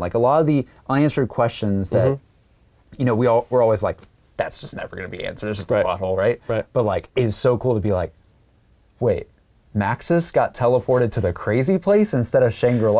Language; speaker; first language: English; native; English